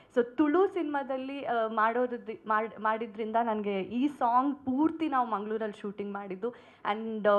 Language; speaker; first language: Kannada; non-native, local second language; Tulu